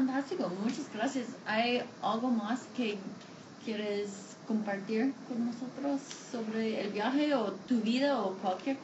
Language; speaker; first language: Spanish; non-native, fluent; English